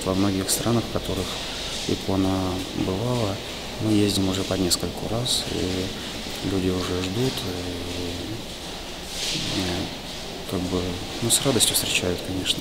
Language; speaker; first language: Russian; native; Russian